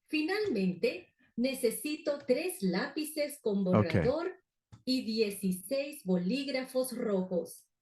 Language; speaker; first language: Spanish; non-native, learner; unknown